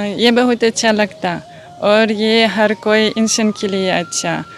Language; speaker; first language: Hindi; non-native, learner; Russian